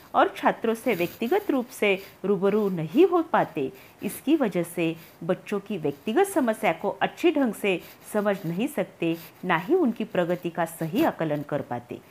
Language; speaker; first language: Hindi; non-native, local second language; Marathi